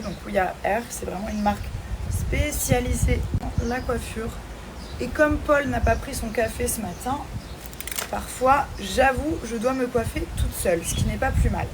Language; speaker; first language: French; native; French